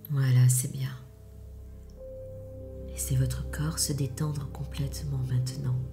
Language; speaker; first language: French; native; French